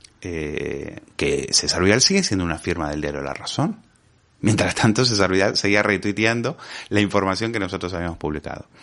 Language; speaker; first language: Spanish; native; Spanish